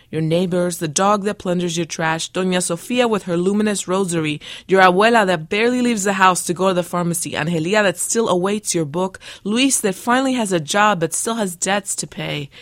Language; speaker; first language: English; early bilingual, other home language; Spanish